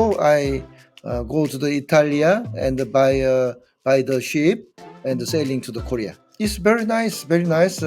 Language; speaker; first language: English; non-native, learner; Korean